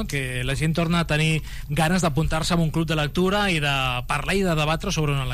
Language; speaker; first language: Catalan; native; Catalan